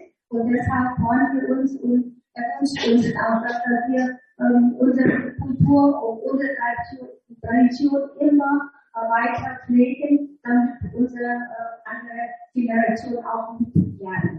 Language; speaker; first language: German; non-native, learner; Vietnamese